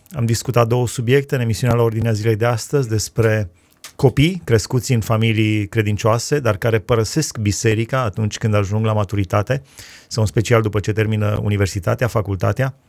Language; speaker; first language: Romanian; native; Romanian